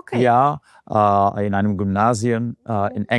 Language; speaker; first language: German; non-native, fluent; English